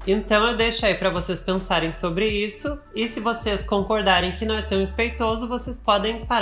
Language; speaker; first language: Portuguese; native; Portuguese